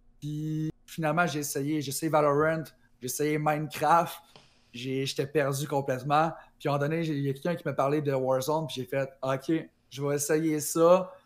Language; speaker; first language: French; native; French